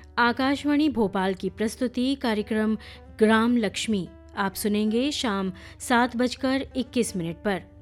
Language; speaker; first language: Hindi; native; Hindi